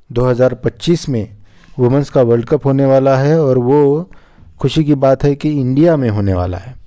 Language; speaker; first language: Hindi; non-native, local second language; Marathi